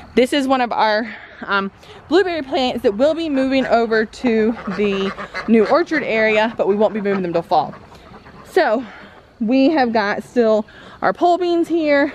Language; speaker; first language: English; native; English